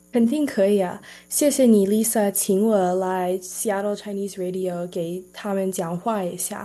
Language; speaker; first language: Chinese; early bilingual, heritage; Chinese